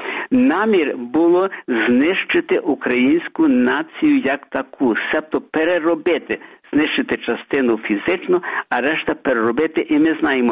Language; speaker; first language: Ukrainian; early bilingual, heritage; Ukrainian